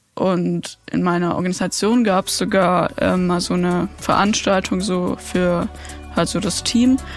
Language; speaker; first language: German; native; German